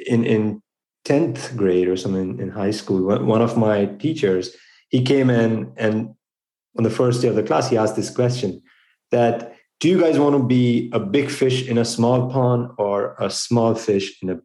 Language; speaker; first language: English; non-native, local second language; Gujarati